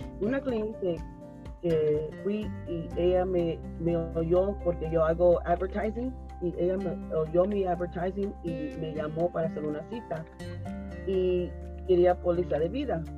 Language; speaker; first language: Spanish; early bilingual, heritage; Spanish